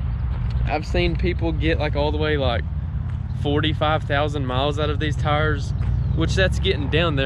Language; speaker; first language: English; native; English